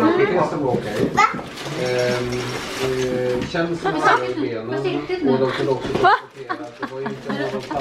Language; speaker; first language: Swedish; native; Swedish